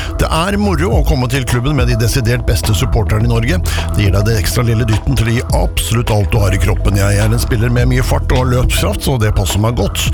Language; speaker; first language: Norwegian; native; Norwegian